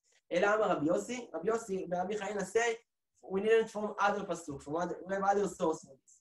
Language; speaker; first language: English; non-native, fluent; Hebrew